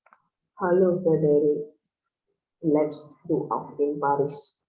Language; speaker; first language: German; non-native, learner; Indonesian